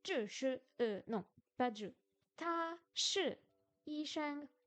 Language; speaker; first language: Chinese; non-native, learner; French